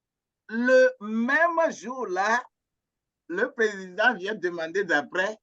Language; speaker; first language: French; non-native, local second language; Ewe